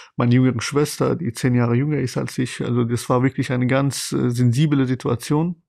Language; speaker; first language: German; non-native, fluent; Persian